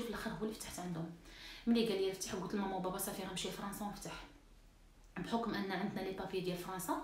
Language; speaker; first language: Arabic; native; Arabic